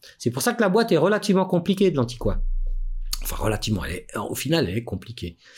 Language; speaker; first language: French; native; French